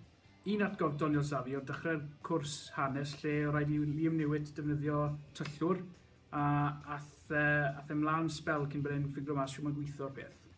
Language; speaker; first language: Welsh; native; Welsh